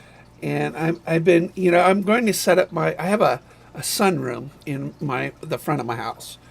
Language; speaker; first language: English; native; English